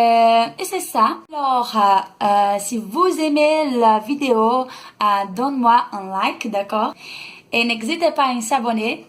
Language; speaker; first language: French; non-native, learner; Portuguese